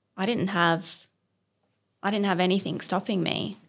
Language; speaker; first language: English; native; English